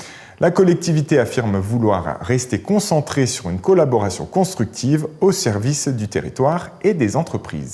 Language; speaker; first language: French; native; French